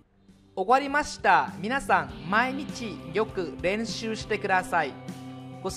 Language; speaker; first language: Japanese; non-native, fluent; Vietnamese